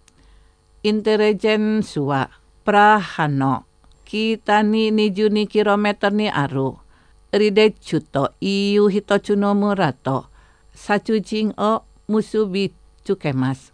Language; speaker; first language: Japanese; non-native, fluent; Indonesian